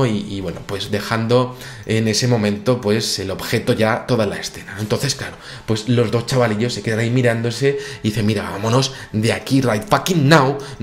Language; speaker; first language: Spanish; native; Spanish